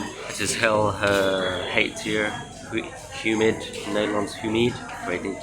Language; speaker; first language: Dutch; non-native, learner; English